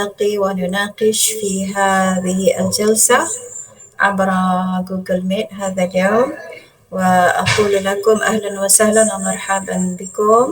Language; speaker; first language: Arabic; non-native, fluent; Malay